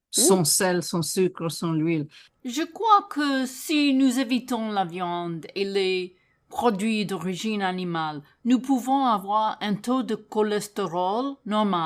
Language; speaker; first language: French; non-native, fluent; English